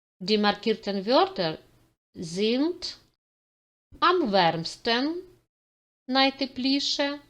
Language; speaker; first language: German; non-native, fluent; Ukrainian